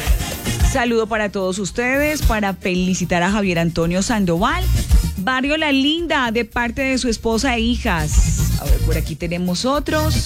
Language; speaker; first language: Spanish; native; Spanish